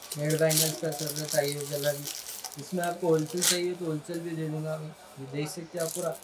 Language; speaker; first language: Hindi; non-native, local second language; Urdu